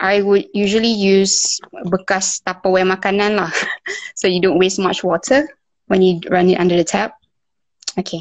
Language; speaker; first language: English; non-native, local second language; Malay